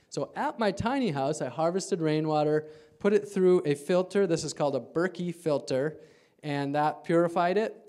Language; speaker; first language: English; native; English